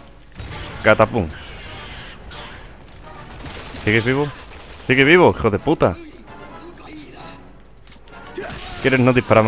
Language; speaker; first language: Spanish; native; Spanish